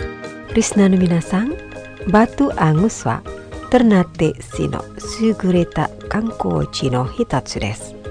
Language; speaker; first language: Japanese; non-native, learner; Indonesian